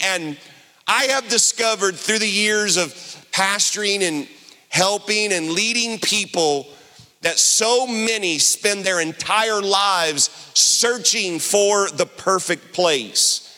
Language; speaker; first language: English; native; English